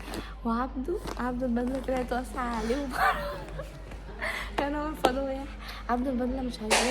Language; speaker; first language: Arabic; native; Arabic